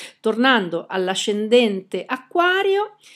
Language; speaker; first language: Italian; native; Italian